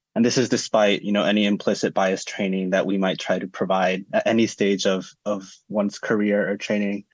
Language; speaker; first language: English; early bilingual, other home language; Spanish